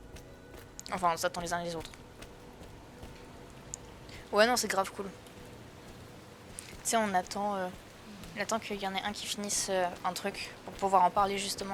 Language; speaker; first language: French; native; French